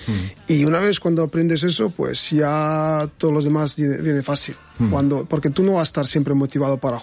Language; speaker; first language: Spanish; non-native, fluent; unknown